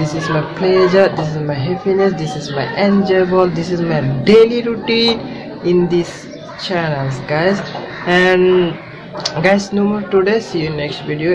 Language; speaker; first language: English; non-native, local second language; Bangla